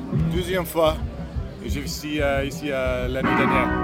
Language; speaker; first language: French; non-native, learner; English